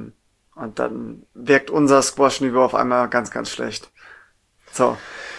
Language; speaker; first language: German; native; German